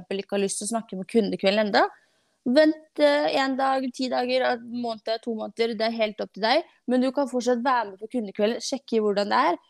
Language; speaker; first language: Norwegian; non-native, fluent; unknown